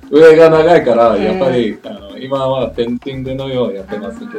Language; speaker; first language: Japanese; non-native, learner; English